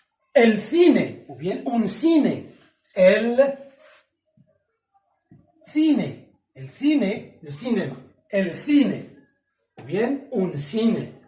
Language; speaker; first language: Spanish; non-native, fluent; Arabic